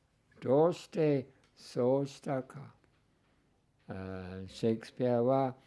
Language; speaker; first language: Japanese; non-native, fluent; English